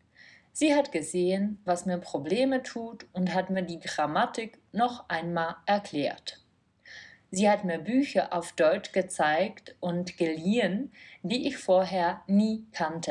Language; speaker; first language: German; non-native, fluent; Czech